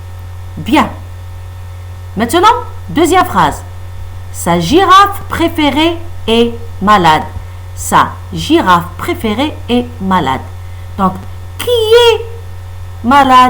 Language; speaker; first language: French; non-native, local second language; Arabic